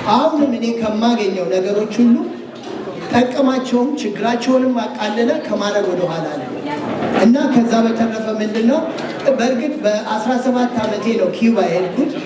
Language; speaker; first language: Amharic; native; Amharic